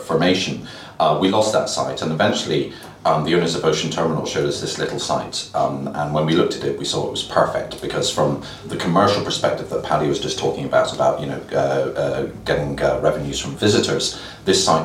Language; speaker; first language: English; native; English